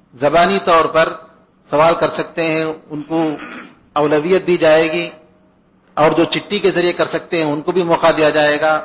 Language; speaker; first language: Urdu; native; Urdu